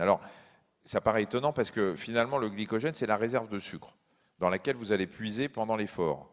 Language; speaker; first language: French; native; French